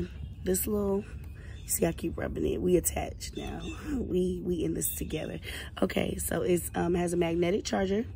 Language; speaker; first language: English; native; English